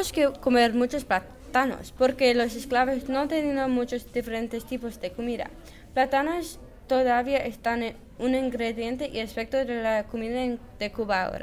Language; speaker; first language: Spanish; non-native, learner; English